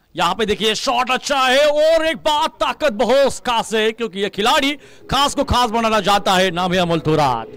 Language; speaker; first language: Hindi; non-native, local second language; Marathi